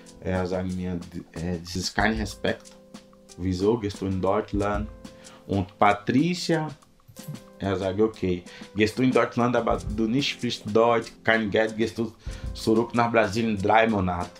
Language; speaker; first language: German; non-native, learner; Portuguese